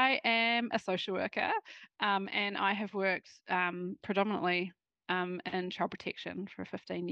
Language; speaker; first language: English; native; English